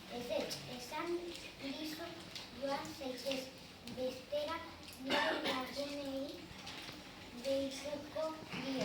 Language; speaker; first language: Basque; non-native, local second language; Spanish